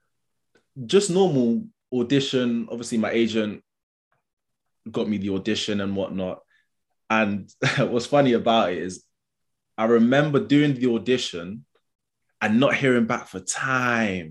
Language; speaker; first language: English; native; English